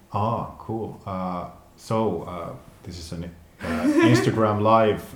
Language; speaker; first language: English; non-native, fluent; Finnish